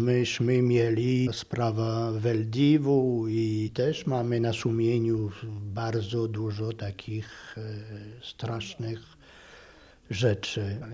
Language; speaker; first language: Polish; non-native, fluent; French